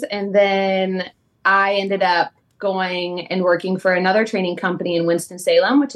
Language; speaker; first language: English; native; English